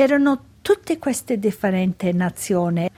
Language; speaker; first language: Italian; early bilingual, heritage; Italian